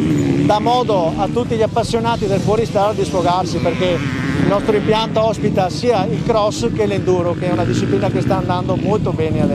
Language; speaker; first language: Italian; native; Italian